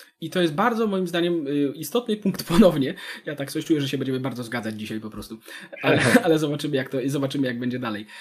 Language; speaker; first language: Polish; native; Polish